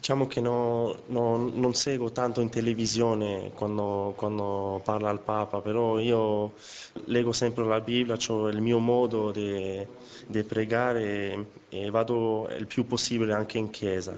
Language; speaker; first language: Italian; non-native, fluent; French